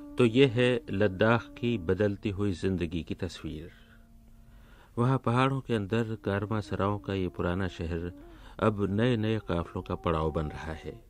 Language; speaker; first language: Urdu; native; Urdu